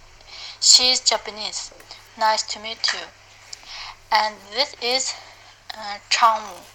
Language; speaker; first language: English; non-native, learner; Uyghur